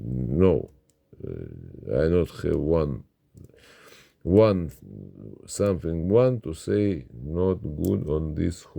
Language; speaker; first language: English; non-native, learner; Russian